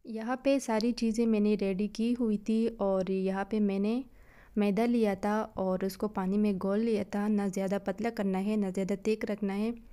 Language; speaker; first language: Urdu; native; Urdu